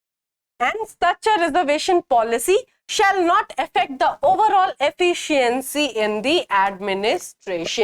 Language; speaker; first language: English; non-native, local second language; Hindi